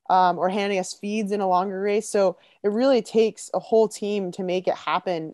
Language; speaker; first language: English; native; English